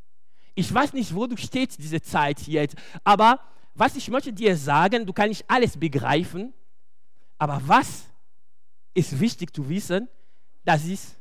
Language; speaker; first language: German; non-native, fluent; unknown